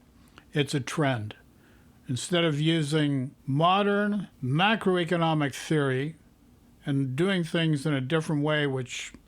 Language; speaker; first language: English; native; English